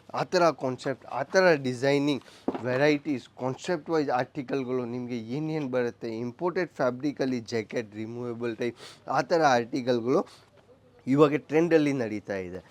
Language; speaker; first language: Kannada; non-native, local second language; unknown